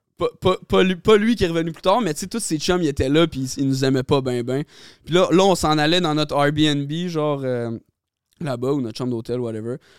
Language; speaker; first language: French; native; French